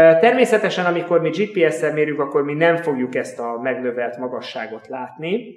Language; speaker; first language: Hungarian; native; Hungarian